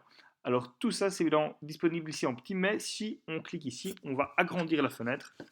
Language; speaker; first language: French; native; French